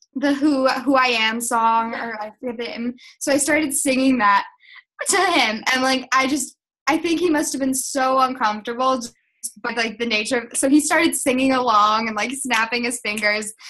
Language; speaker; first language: English; native; English